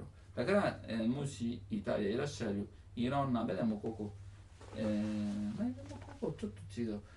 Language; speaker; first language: Japanese; non-native, learner; Italian